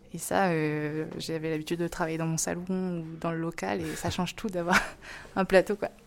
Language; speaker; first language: French; native; French